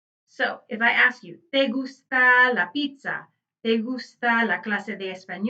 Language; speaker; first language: Spanish; non-native, fluent; English